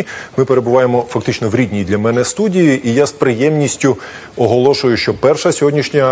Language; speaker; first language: Ukrainian; native; Ukrainian